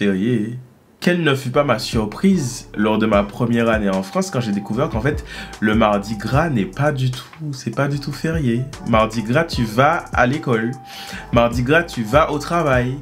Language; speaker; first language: French; native; French